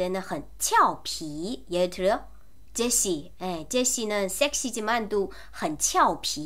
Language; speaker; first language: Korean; non-native, fluent; Chinese